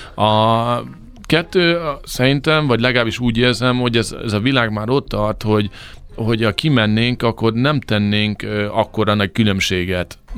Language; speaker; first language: Hungarian; early bilingual, heritage; English